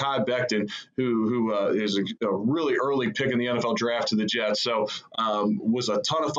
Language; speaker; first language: English; native; English